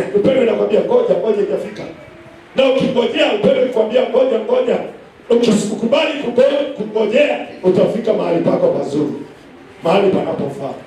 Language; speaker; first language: Swahili; non-native, local second language; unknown